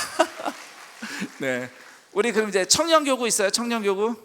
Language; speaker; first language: Korean; native; Korean